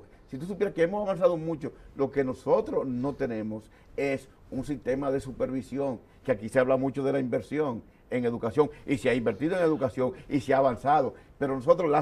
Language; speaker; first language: Spanish; native; Spanish